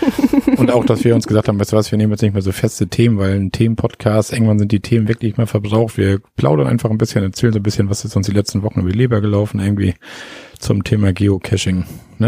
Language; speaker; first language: German; native; German